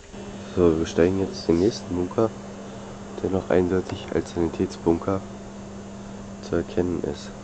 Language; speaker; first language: German; native; German